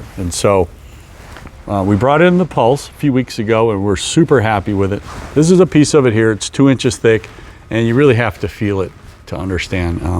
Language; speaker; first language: English; native; English